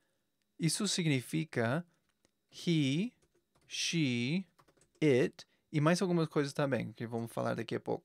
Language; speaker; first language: Portuguese; non-native, fluent; English